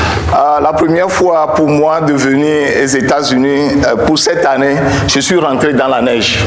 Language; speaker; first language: French; non-native, local second language; Ewe